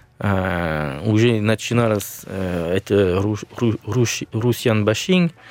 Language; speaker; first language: Russian; non-native, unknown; French